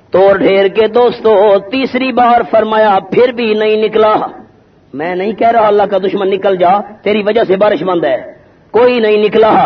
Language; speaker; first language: Urdu; native; Urdu